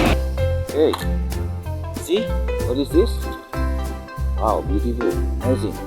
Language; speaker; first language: English; non-native, learner; Indonesian